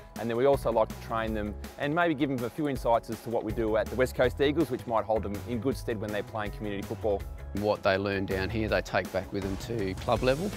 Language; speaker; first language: English; native; English